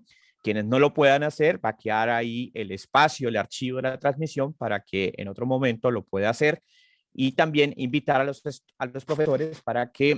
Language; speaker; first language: Spanish; native; Spanish